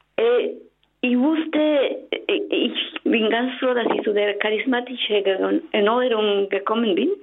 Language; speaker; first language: German; non-native, fluent; Spanish